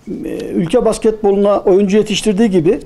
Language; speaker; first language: Turkish; native; Turkish